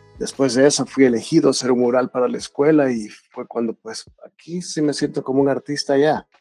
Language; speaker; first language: Spanish; native; Spanish